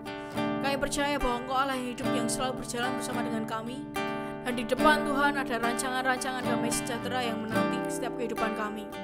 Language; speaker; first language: Indonesian; native; Indonesian